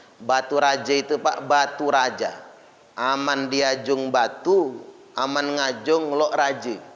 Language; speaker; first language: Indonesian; non-native, local second language; Malay